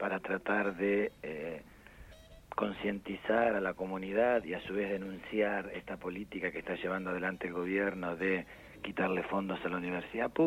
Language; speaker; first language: Spanish; native; Spanish